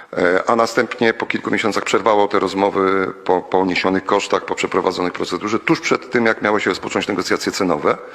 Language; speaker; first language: Polish; native; Polish